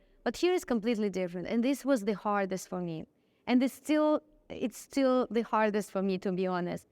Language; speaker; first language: English; non-native, fluent; Russian